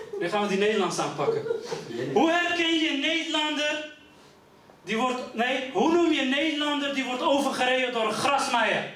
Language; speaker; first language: Dutch; early bilingual, other home language; Riffian